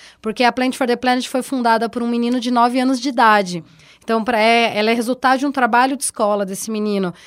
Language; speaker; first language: Portuguese; native; Portuguese